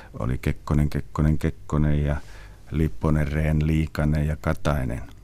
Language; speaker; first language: Finnish; native; Finnish